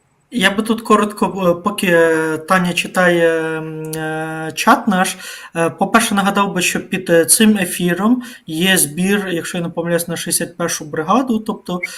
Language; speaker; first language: Ukrainian; native; Ukrainian